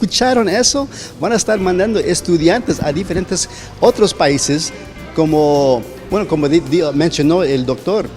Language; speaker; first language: Spanish; early bilingual, heritage; Spanish